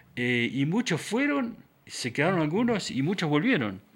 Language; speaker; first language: Spanish; native; Spanish